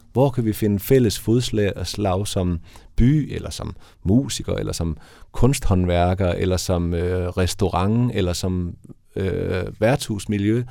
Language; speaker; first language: Danish; native; Danish